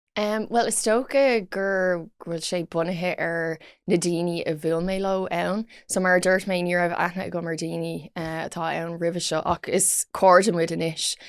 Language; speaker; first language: Irish; non-native, local second language; English